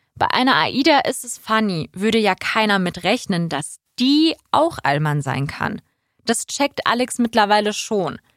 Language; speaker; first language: German; early bilingual, other home language; Persian